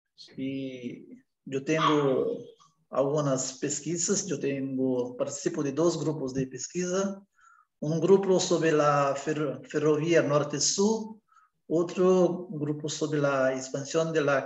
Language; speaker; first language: Spanish; non-native, learner; Portuguese